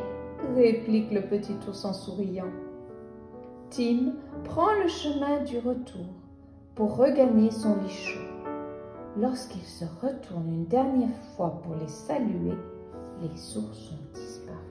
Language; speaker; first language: French; native; French